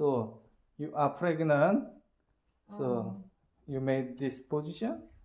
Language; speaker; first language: English; non-native, learner; Korean